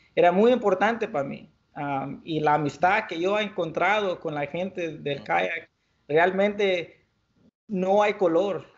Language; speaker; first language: Spanish; early bilingual, heritage; Spanish